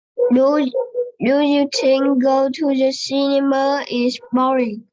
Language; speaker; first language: English; non-native, learner; Vietnamese